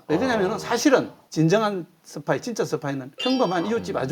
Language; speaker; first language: Korean; native; Korean